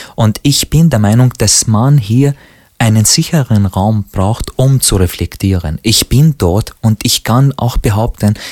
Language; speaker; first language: German; non-native, fluent; Arabic